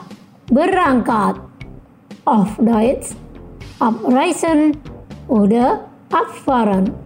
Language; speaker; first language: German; non-native, fluent; Indonesian